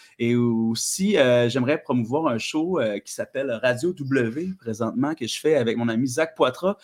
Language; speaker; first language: French; native; French